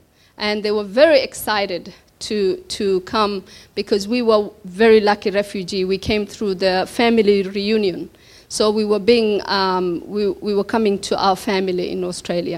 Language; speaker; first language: English; non-native, local second language; Somali